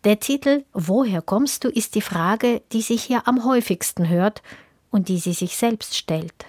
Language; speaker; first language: German; native; German